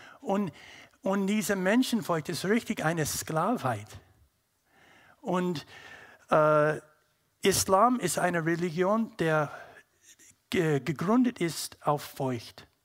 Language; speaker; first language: German; non-native, learner; English